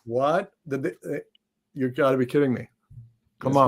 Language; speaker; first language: English; native; English